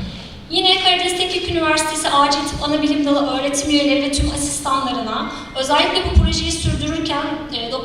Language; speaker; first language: Turkish; native; Turkish